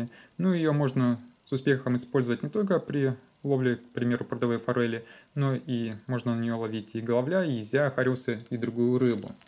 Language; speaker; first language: Russian; native; Russian